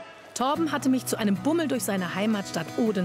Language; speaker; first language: German; native; German